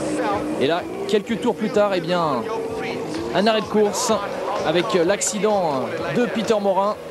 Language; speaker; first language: French; native; French